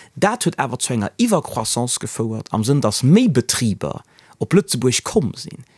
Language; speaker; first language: Luxembourgish; native; Luxembourgish